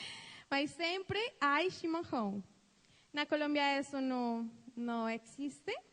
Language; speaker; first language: Portuguese; non-native, fluent; Spanish